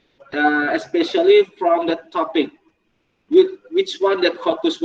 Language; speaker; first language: English; non-native, learner; Indonesian